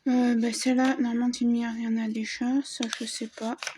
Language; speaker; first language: French; native; French